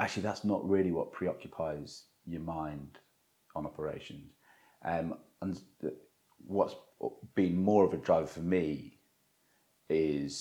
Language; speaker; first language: English; native; English